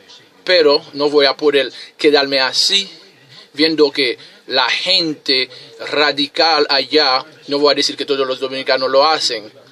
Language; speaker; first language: Spanish; non-native, fluent; Haitian Creole